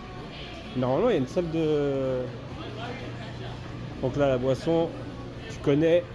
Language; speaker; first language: French; native; French